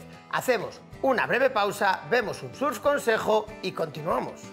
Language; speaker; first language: Spanish; native; Spanish